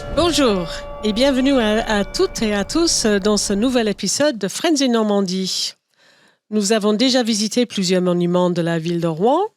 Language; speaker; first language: French; non-native, fluent; English